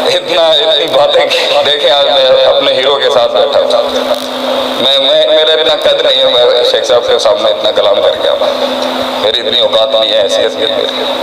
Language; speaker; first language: Urdu; non-native, local second language; Punjabi